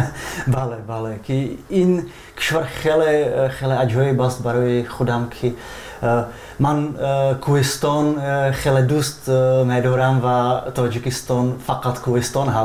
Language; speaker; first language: Tajik; non-native, fluent; Czech